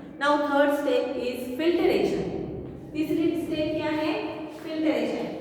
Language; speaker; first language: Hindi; non-native, local second language; Marathi